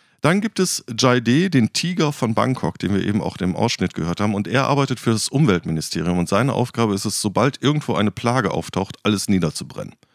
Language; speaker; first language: German; native; German